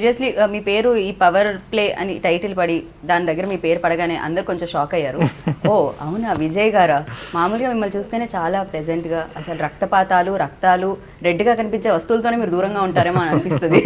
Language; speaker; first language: Telugu; native; Telugu